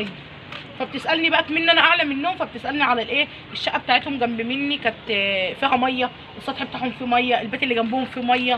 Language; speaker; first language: Arabic; native; Arabic